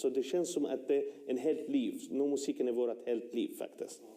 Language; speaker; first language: Swedish; non-native, learner; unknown